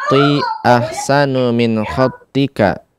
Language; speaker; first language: Arabic; non-native, fluent; Indonesian